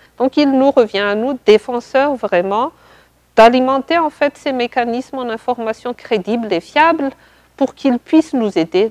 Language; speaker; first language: French; non-native, local second language; Malagasy